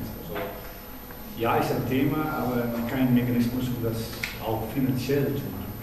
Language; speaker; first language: German; non-native, learner; Dutch